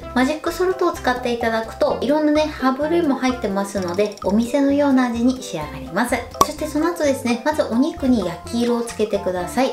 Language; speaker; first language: Japanese; native; Japanese